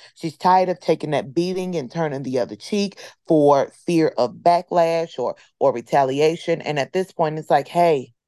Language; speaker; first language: English; native; English